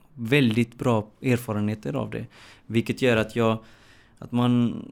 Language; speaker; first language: Swedish; native; Swedish